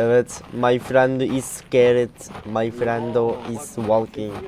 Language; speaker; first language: English; non-native, learner; Turkish